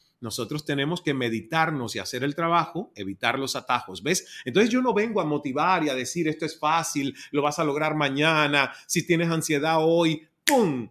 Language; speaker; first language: Spanish; native; Spanish